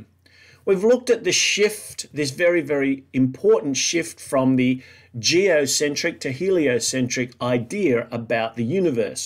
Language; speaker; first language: English; native; English